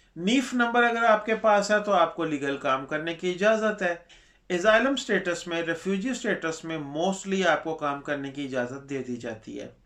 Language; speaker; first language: Urdu; non-native, local second language; Punjabi